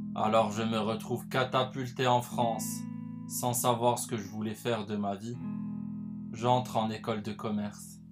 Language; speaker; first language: French; non-native, local second language; Arabic